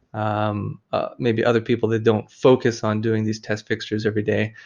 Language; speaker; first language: English; native; English